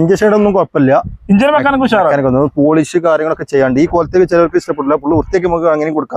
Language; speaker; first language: Malayalam; native; Malayalam